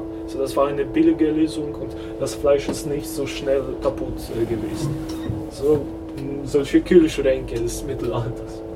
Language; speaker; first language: German; non-native, fluent; Polish